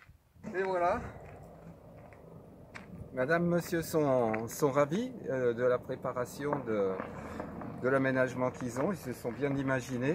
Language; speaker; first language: French; native; French